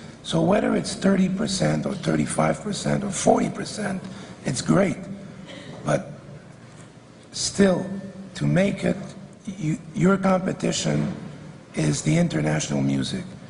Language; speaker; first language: English; non-native, fluent; French